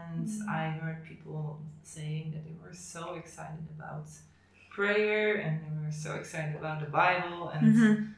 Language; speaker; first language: English; non-native, fluent; Dutch